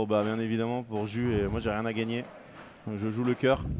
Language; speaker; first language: French; native; French